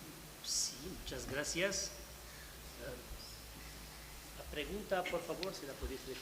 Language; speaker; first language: Spanish; non-native, fluent; Arabic